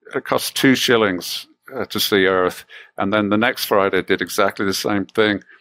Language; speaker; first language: English; native; English